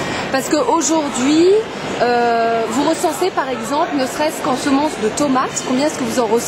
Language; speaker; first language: French; native; French